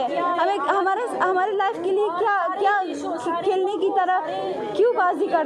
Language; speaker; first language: Hindi; non-native, fluent; Persian